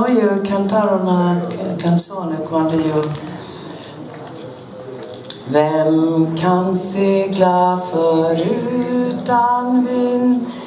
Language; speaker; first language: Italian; non-native, learner; Swedish